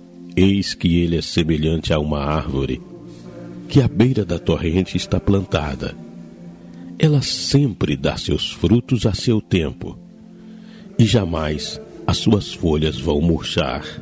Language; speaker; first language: Portuguese; native; Portuguese